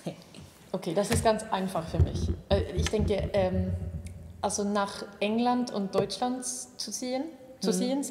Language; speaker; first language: German; non-native, fluent; Swedish